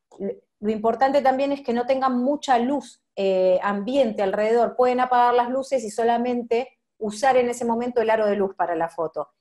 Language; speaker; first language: Spanish; native; Spanish